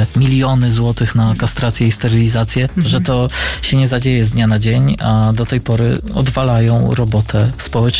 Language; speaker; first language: Polish; native; Polish